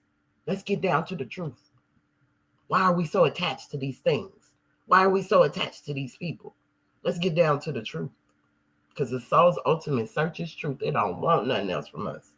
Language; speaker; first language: English; native; English